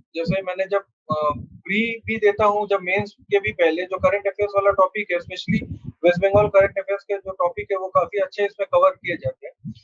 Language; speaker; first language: Hindi; non-native, local second language; Bangla